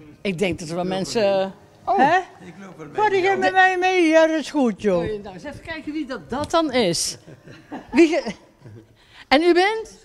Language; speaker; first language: Dutch; native; Dutch